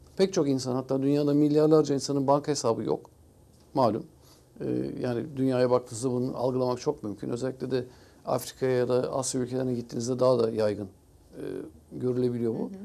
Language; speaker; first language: Turkish; early bilingual, heritage; Turkish